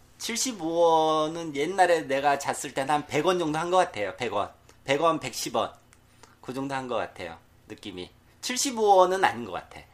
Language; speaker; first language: Korean; native; Korean